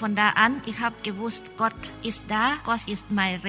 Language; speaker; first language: German; non-native, learner; Thai